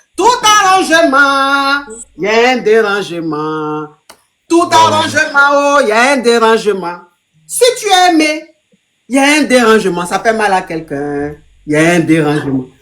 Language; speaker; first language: French; non-native, local second language; Lingala